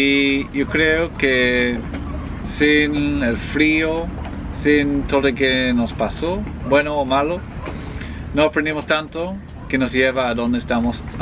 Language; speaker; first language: Spanish; non-native, learner; English